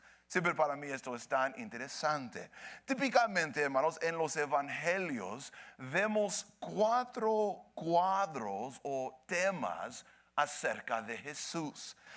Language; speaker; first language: Spanish; early bilingual, heritage; Spanish